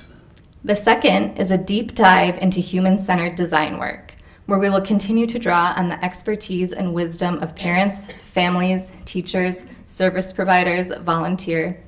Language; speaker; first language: English; native; English